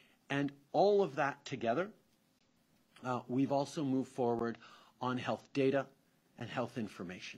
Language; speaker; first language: English; early bilingual, other home language; French